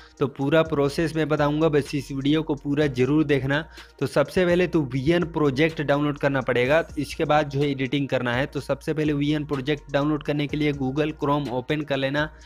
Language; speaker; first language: Hindi; native; Hindi